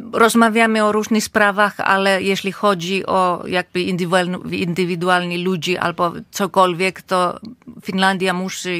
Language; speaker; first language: Polish; non-native, fluent; Finnish